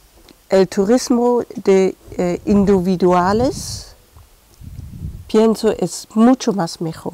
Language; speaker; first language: Spanish; non-native, fluent; German